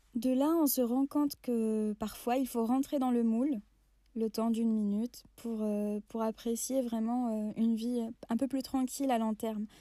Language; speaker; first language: French; non-native, local second language; Arabic